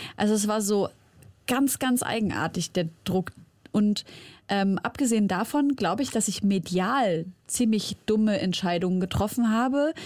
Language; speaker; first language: German; early bilingual, other home language; Arabic